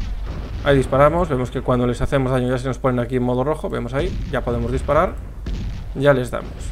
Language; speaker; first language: Spanish; native; Spanish